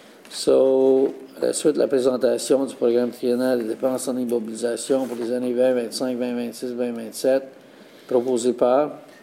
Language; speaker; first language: French; native; French